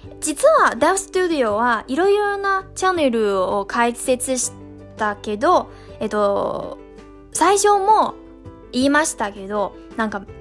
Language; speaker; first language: Japanese; non-native, fluent; Chinese